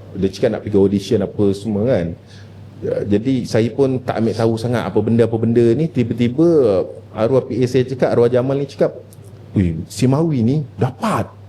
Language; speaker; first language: Malay; native; Malay